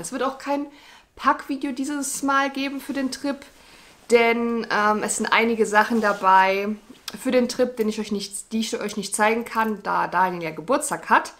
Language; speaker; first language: German; native; German